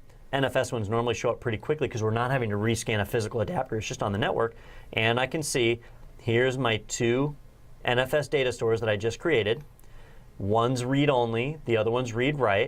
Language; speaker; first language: English; native; English